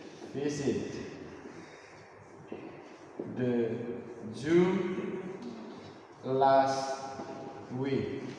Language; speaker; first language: English; non-native, learner; Indonesian